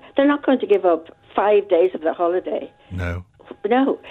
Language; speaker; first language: English; native; English